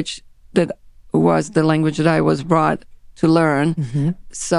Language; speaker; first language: English; non-native, fluent; Hebrew